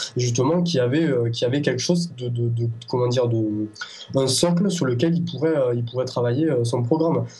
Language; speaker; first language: French; native; French